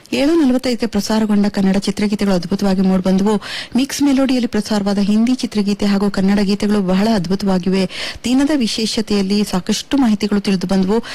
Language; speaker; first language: Kannada; native; Kannada